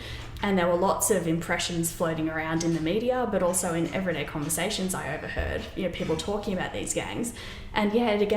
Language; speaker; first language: English; native; English